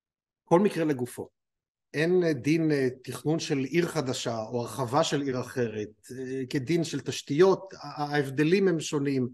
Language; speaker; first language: Hebrew; native; Hebrew